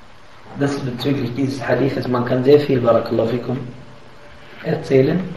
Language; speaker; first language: German; non-native, fluent; Arabic